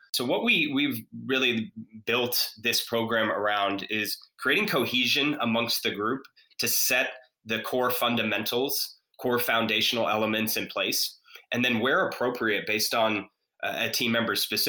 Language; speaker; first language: English; native; English